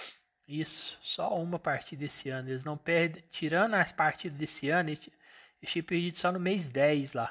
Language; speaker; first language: Portuguese; native; Portuguese